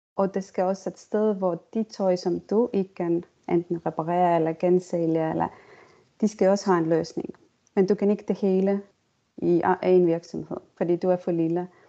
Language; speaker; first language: Danish; non-native, fluent; Estonian